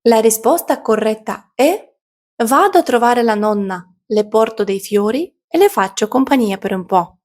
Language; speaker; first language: Italian; non-native, fluent; Ukrainian